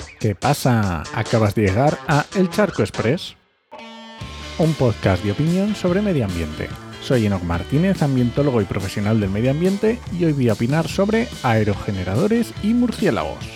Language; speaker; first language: Spanish; native; Spanish